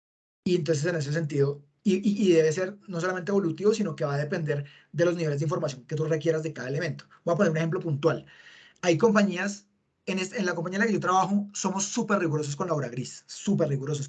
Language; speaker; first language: Spanish; native; Spanish